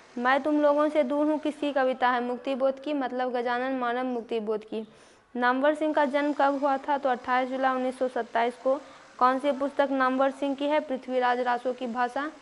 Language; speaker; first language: Hindi; native; Hindi